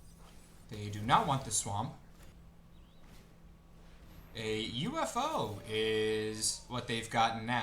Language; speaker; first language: English; native; English